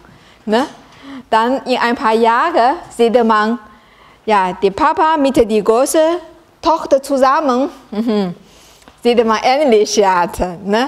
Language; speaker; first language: German; non-native, learner; Chinese